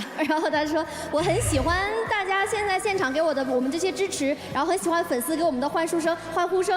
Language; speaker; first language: Chinese; native; Chinese